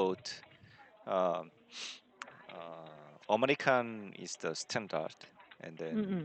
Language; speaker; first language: English; non-native, learner; Korean